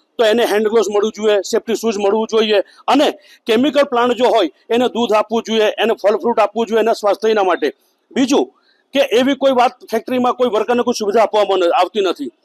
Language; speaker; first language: Gujarati; native; Gujarati